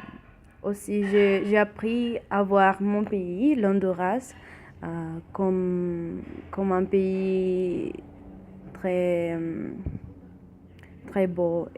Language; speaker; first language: French; non-native, learner; Spanish